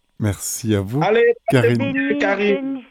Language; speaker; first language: French; native; French